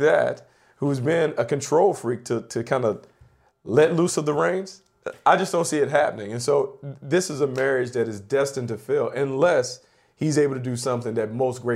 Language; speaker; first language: English; native; English